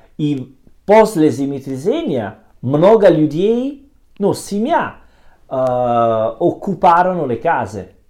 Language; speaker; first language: Russian; non-native, learner; Italian